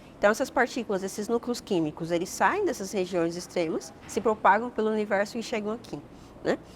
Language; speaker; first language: Portuguese; native; Portuguese